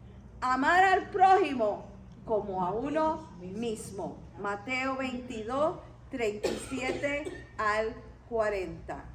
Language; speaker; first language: Spanish; native; Spanish